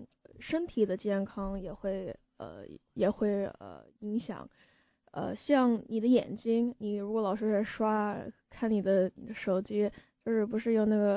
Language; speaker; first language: Chinese; early bilingual, heritage; Chinese